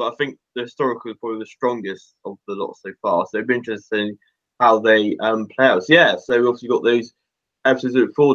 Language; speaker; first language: English; native; English